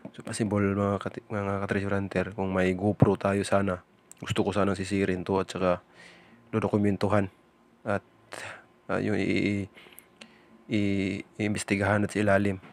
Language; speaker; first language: Filipino; non-native, local second language; Cebuano